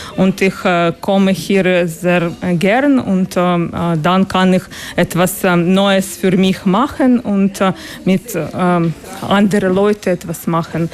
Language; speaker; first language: German; non-native, learner; Russian